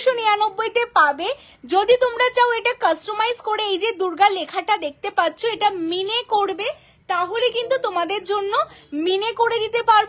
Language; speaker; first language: Bangla; native; Bangla